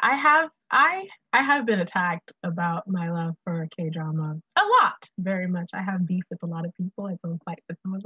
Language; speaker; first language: English; non-native, local second language; Akan